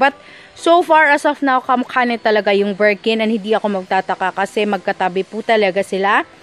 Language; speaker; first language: Filipino; non-native, local second language; Cebuano